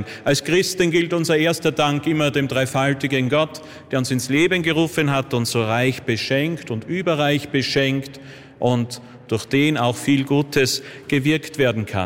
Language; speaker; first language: German; native; German